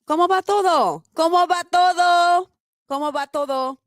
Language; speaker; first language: Spanish; non-native, learner; English